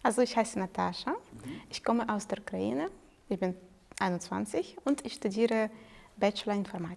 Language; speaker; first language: German; non-native, fluent; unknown